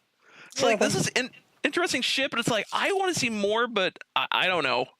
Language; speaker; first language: English; native; English